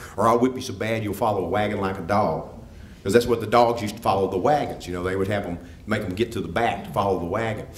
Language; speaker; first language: English; native; English